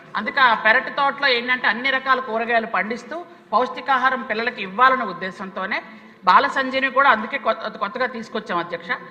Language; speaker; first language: Telugu; native; Telugu